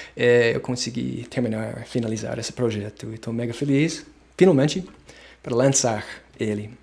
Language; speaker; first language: Portuguese; non-native, fluent; English